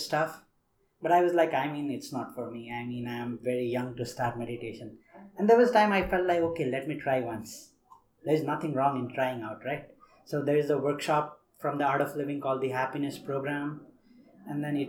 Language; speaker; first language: English; non-native, local second language; Nepali